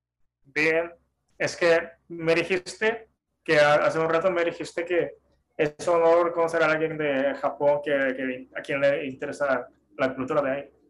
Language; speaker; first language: Spanish; non-native, fluent; Japanese